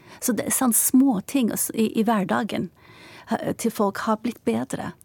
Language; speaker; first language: Norwegian; non-native, fluent; Turkish